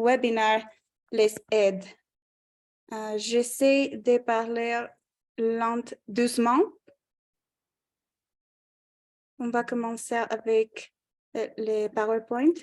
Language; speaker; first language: French; non-native, fluent; Spanish